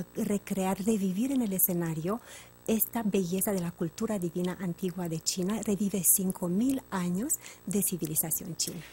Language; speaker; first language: Spanish; non-native, fluent; Romanian